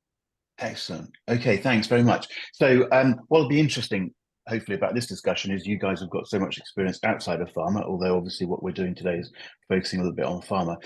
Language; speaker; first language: English; native; English